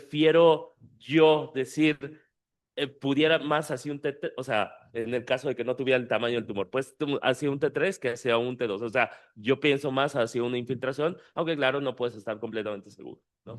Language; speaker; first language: Spanish; native; Spanish